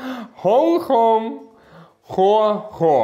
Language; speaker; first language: Chinese; non-native, fluent; German